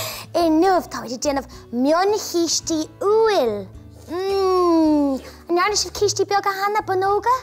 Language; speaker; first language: Irish; native; Irish